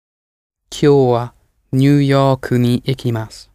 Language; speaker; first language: Japanese; non-native, learner; English